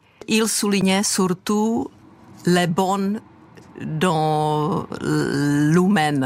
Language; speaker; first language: French; non-native, fluent; Czech